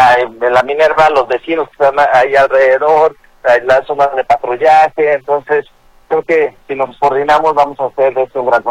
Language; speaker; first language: Spanish; native; Spanish